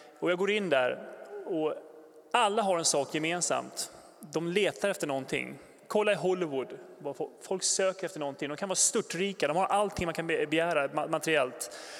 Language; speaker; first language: Swedish; native; Swedish